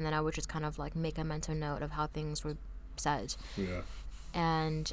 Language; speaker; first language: English; early bilingual, other home language; Vietnamese